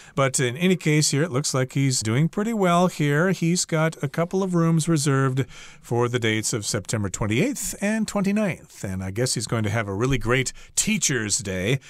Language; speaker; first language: English; native; English